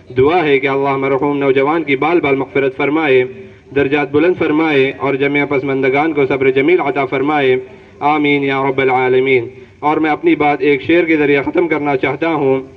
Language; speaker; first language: Urdu; non-native, local second language; Konkani